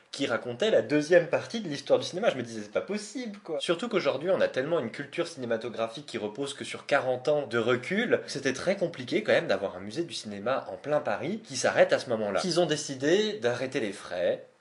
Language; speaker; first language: French; native; French